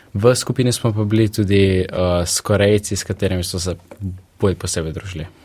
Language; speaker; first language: Slovenian; early bilingual, other home language; Russian